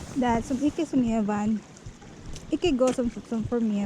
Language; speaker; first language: Norwegian; non-native, learner; Filipino